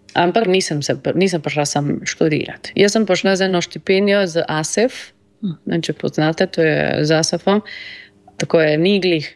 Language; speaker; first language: Slovenian; early bilingual, heritage; Slovenian